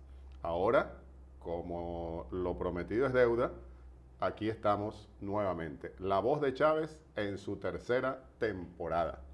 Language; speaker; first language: Spanish; native; Spanish